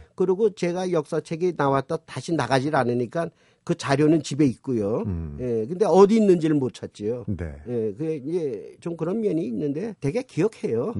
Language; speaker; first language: Korean; native; Korean